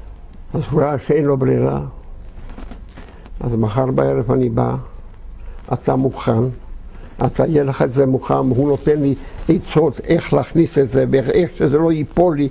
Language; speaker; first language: Hebrew; non-native, fluent; Yiddish